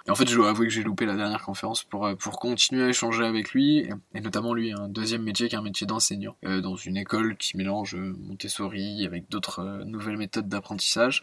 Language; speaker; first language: French; native; French